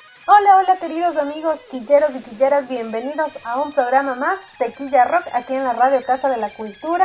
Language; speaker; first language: Spanish; native; Spanish